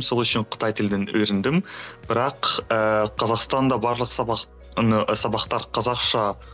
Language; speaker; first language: Kazakh; non-native, learner; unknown